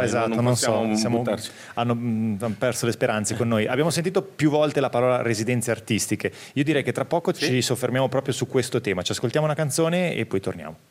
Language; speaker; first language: Italian; native; Italian